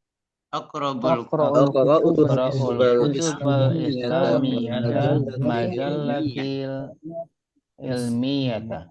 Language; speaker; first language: Arabic; non-native, learner; Indonesian